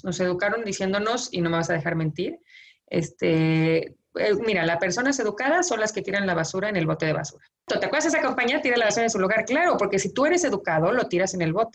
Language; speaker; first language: Spanish; native; Spanish